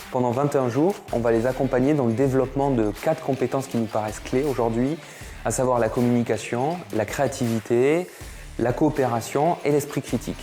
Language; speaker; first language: French; native; French